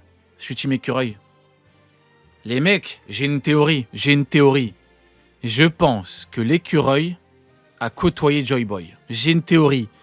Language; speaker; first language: French; native; French